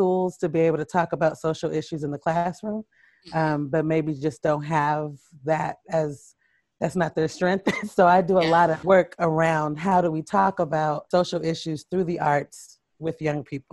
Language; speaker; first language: English; native; English